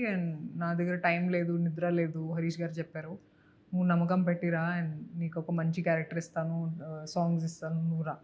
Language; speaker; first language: Telugu; non-native, local second language; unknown